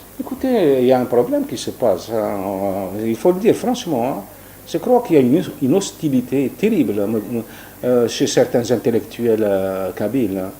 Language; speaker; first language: French; non-native, local second language; Arabic